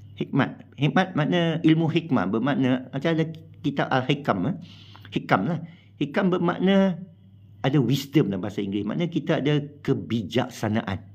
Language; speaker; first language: Malay; non-native, local second language; Chinese